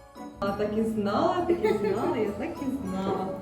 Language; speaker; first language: Russian; native; Russian